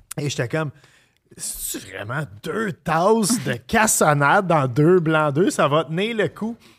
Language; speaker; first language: French; native; French